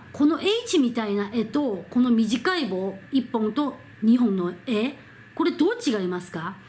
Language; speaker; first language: Japanese; non-native, fluent; Korean